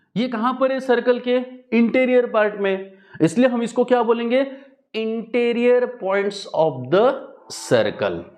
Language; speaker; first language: Hindi; non-native, local second language; Marathi